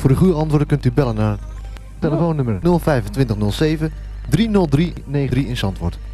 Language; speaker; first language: Dutch; native; Dutch